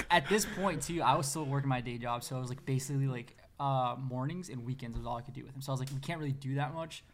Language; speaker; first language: English; early bilingual, other home language; Spanish